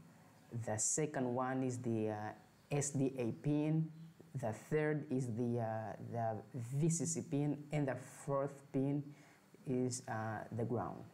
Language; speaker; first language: English; non-native, fluent; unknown